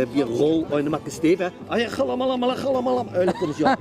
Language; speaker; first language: Turkish; non-native, learner; Dutch